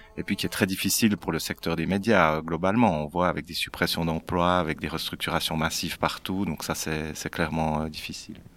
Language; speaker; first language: French; native; French